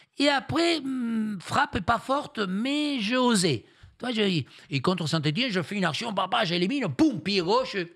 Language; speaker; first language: French; non-native, fluent; Spanish